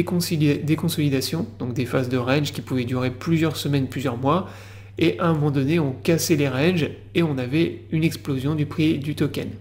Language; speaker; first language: French; native; French